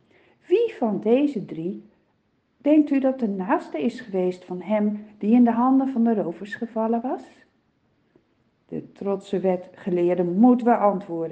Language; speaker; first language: Dutch; native; Dutch